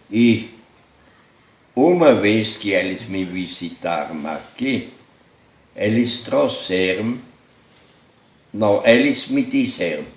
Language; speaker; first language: Portuguese; non-native, fluent; German